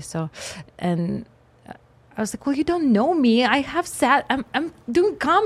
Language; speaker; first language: English; non-native, fluent; Russian